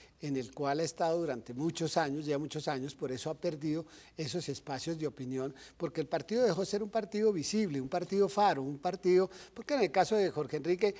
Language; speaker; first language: Spanish; native; Spanish